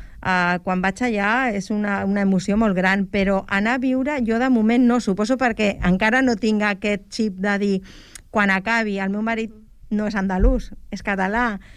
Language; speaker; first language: Catalan; non-native, local second language; Spanish